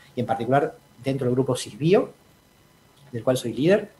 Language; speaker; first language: Spanish; native; Spanish